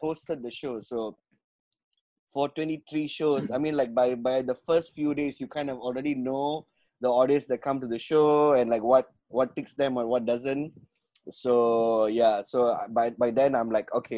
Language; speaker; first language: English; non-native, local second language; Tamil